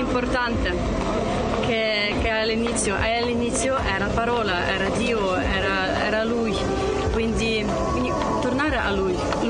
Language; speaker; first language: Italian; non-native, learner; Ukrainian